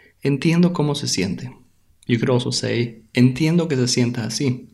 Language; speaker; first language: Spanish; native; Spanish